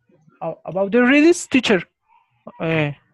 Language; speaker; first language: English; non-native, learner; Spanish